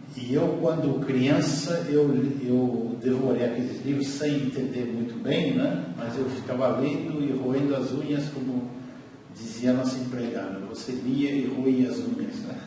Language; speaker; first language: Portuguese; early bilingual, other home language; French